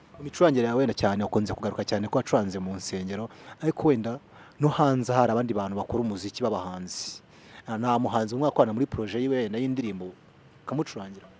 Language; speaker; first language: Kinyarwanda; native; Kinyarwanda